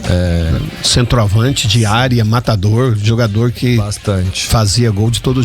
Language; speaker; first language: Portuguese; native; Portuguese